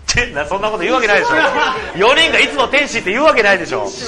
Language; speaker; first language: Japanese; native; Japanese